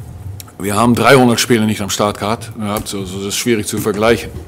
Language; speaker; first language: German; non-native, fluent; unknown